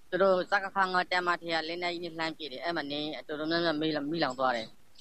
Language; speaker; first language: Burmese; native; Burmese